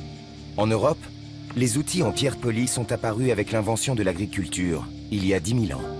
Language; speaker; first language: French; native; French